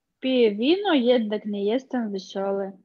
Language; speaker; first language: Polish; non-native, learner; Russian